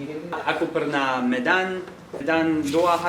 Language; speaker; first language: Indonesian; non-native, learner; English